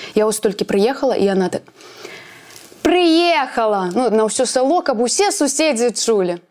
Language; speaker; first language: Belarusian; native; Belarusian